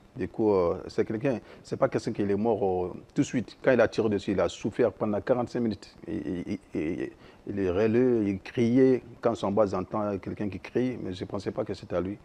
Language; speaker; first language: French; non-native, local second language; Soninke